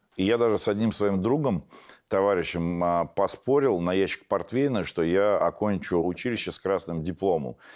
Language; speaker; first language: Russian; native; Russian